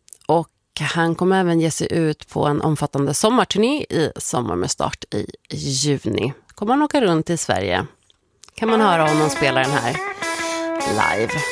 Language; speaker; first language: Swedish; native; Swedish